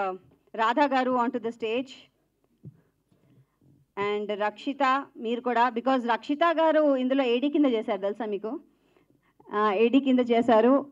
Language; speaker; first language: Telugu; native; Telugu